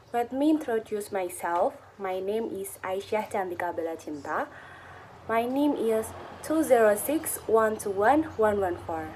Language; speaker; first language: English; non-native, learner; Indonesian